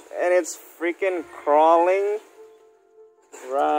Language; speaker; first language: English; non-native, local second language; Filipino